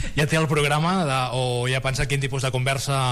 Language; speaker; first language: Catalan; native; Catalan